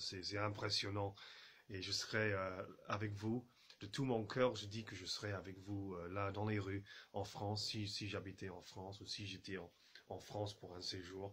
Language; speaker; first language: French; non-native, fluent; English